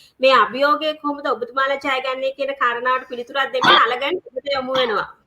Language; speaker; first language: Sinhala; native; Sinhala